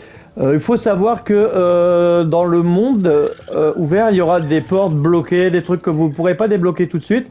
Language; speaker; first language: French; native; French